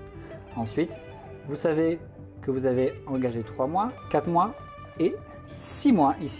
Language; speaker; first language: French; native; French